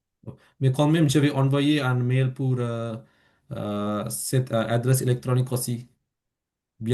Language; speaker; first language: French; non-native, fluent; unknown